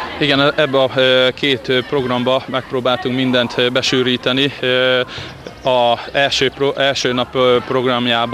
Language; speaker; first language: Hungarian; native; Hungarian